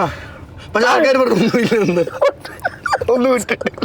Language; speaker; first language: Malayalam; native; Malayalam